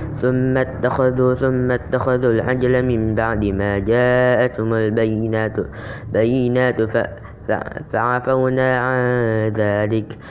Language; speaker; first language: Arabic; non-native, learner; Indonesian